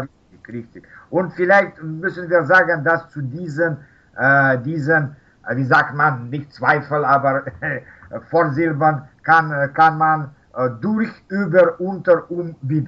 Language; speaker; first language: German; non-native, fluent; Russian